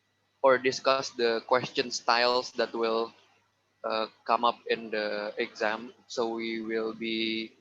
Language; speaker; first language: English; non-native, fluent; Indonesian